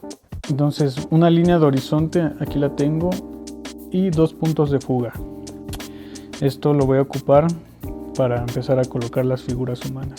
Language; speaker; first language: Spanish; native; Spanish